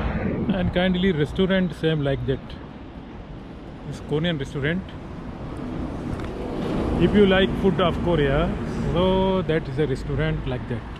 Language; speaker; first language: English; non-native, learner; Urdu